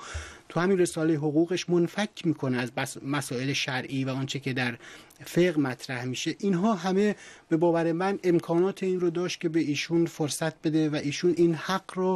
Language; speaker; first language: Persian; native; Persian